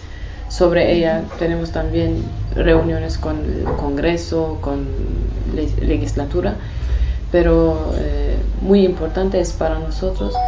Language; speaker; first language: Spanish; non-native, learner; Kurdish